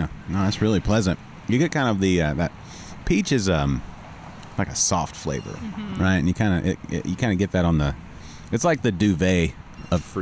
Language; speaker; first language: English; native; English